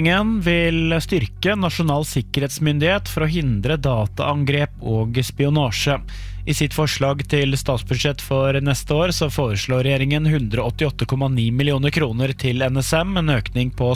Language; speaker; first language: Norwegian; native; Norwegian